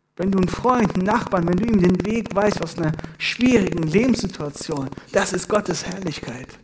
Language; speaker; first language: German; non-native, fluent; Persian